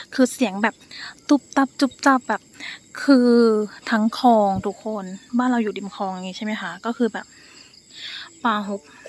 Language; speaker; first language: Thai; native; Thai